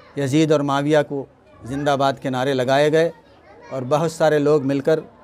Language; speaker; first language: Hindi; non-native, local second language; Urdu